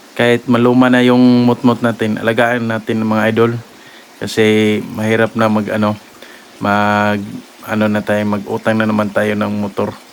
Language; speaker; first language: Filipino; non-native, local second language; Cebuano